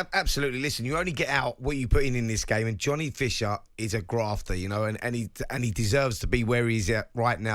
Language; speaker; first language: English; native; English